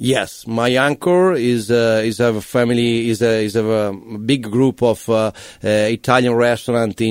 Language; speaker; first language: English; non-native, learner; Italian